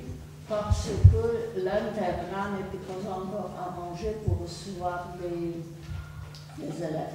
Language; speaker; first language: French; non-native, fluent; Czech